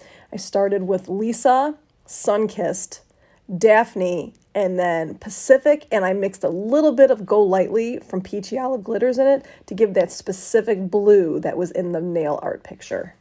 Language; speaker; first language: English; native; English